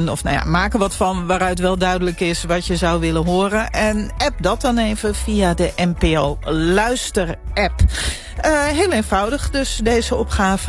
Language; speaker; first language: Dutch; native; Dutch